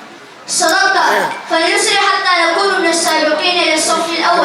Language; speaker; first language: Arabic; non-native, learner; Urdu